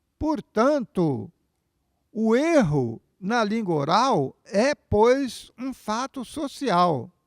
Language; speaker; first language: Portuguese; native; Portuguese